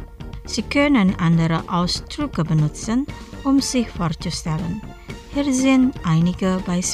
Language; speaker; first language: German; non-native, fluent; Indonesian